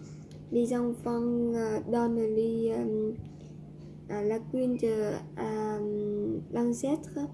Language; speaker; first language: French; non-native, learner; Vietnamese